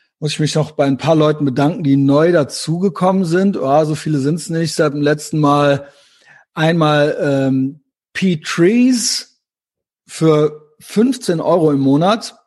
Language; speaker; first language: German; native; German